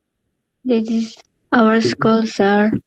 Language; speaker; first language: English; non-native, learner; Indonesian